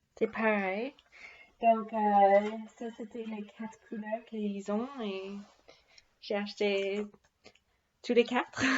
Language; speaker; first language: French; non-native, fluent; English